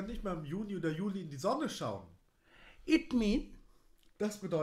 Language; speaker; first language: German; non-native, learner; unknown